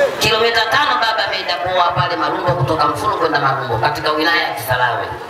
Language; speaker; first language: Swahili; native; Swahili